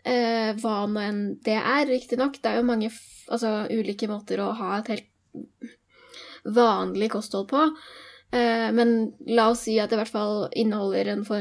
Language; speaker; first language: Norwegian; native; Norwegian